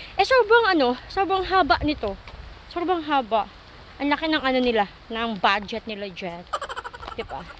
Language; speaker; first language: Filipino; native; Filipino